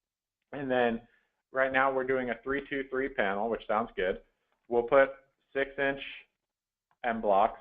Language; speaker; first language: English; native; English